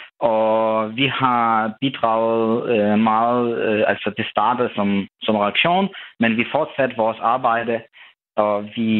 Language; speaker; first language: Danish; non-native, fluent; Ukrainian